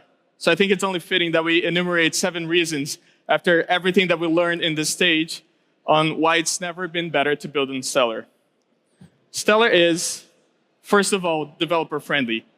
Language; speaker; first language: English; non-native, local second language; Portuguese